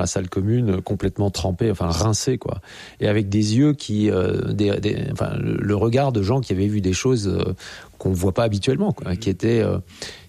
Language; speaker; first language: French; native; French